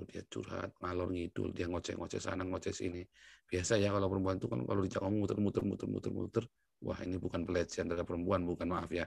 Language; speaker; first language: Indonesian; native; Indonesian